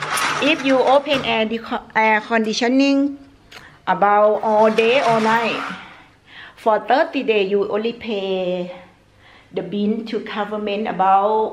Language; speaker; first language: English; non-native, learner; Thai